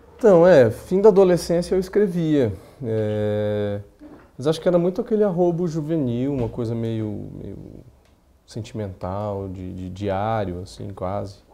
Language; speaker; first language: Portuguese; native; Portuguese